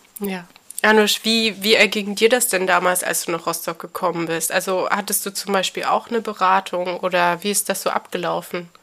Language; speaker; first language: German; native; German